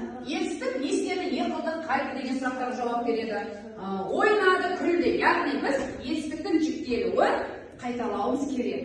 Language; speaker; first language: Kazakh; native; Kazakh